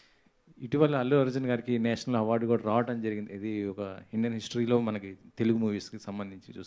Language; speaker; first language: Telugu; native; Telugu